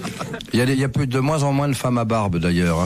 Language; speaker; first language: French; native; French